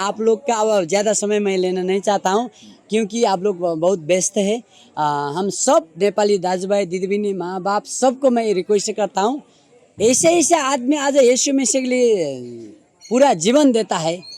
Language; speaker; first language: Hindi; non-native, learner; Nepali